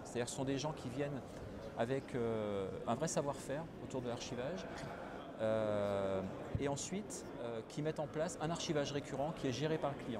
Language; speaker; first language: French; native; French